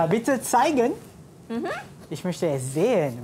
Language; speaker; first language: German; non-native, learner; Malay